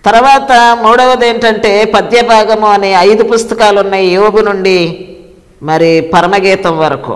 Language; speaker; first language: Telugu; native; Telugu